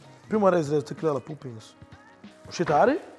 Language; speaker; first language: Latvian; non-native, learner; Portuguese